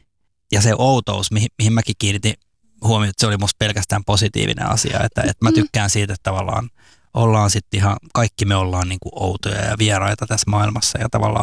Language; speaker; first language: Finnish; native; Finnish